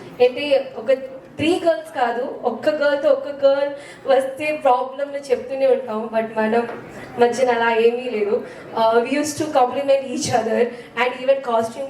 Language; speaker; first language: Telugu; non-native, fluent; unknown